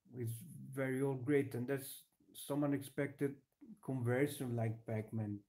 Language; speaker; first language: English; non-native, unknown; Italian